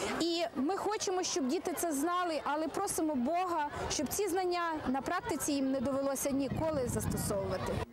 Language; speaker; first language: Ukrainian; native; Ukrainian